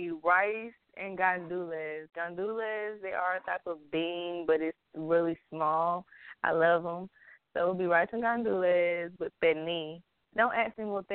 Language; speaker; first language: English; native; English